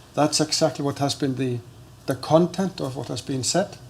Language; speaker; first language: English; non-native, fluent; Icelandic